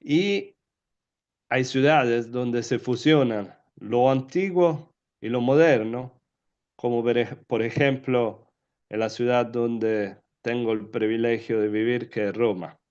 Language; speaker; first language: Spanish; non-native, fluent; Italian